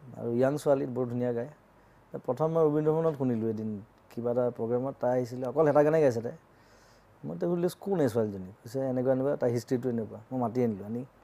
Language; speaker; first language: Assamese; native; Assamese